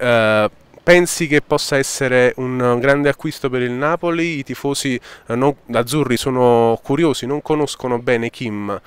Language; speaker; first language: Italian; native; Italian